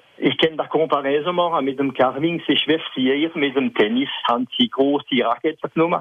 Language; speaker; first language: German; non-native, local second language; French